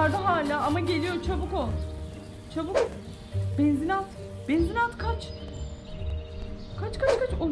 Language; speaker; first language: Turkish; native; Turkish